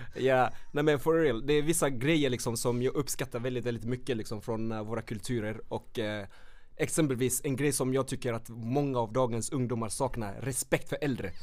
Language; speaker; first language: Swedish; early bilingual, other home language; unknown